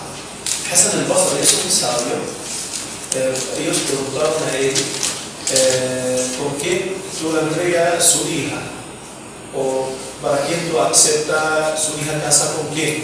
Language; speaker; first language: Spanish; non-native, fluent; Arabic